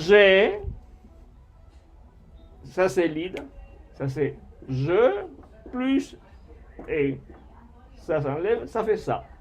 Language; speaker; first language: French; non-native, fluent; Spanish